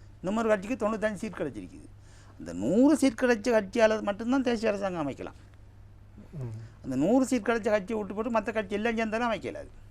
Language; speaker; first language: Tamil; native; Tamil